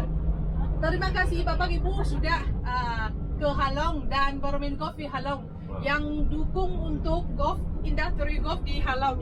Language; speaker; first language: Indonesian; non-native, fluent; Vietnamese